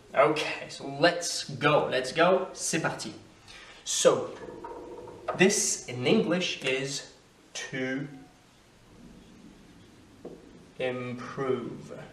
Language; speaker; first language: English; native; English